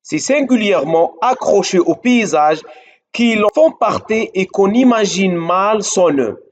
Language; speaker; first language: French; non-native, local second language; Arabic